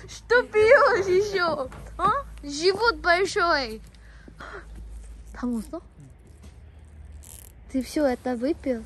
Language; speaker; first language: Russian; non-native, fluent; Korean